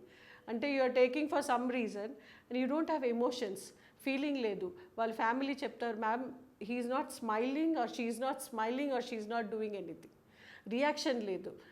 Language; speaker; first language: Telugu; non-native, local second language; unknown